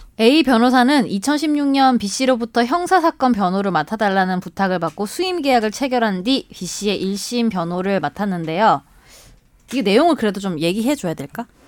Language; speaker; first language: Korean; native; Korean